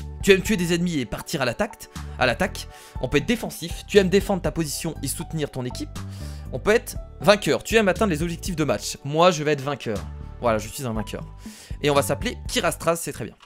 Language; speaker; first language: French; native; French